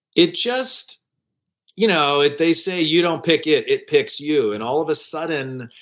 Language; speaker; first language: English; native; English